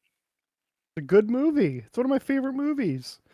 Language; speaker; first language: English; native; English